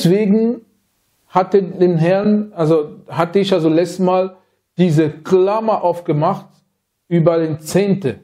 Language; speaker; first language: German; non-native, fluent; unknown